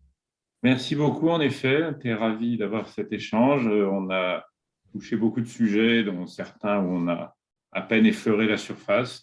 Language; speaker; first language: French; native; French